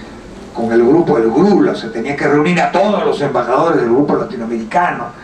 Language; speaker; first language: Spanish; native; Spanish